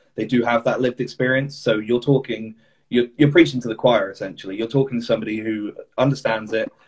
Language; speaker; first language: English; native; English